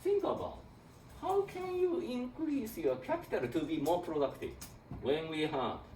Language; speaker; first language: English; non-native, learner; Japanese